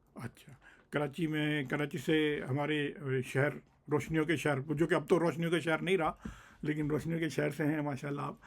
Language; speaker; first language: Urdu; native; Urdu